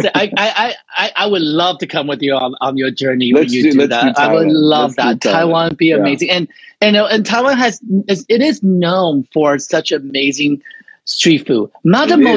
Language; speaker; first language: English; non-native, fluent; Chinese